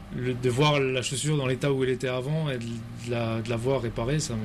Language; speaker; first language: French; native; French